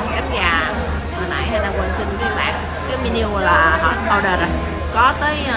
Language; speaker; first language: Vietnamese; native; Vietnamese